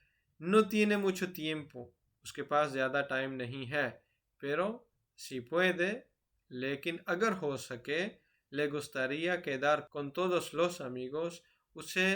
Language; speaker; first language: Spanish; non-native, fluent; Urdu